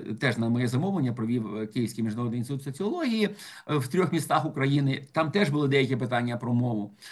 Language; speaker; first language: Ukrainian; native; Ukrainian